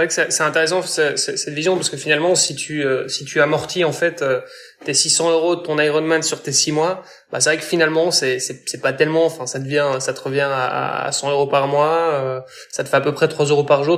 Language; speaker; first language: French; native; French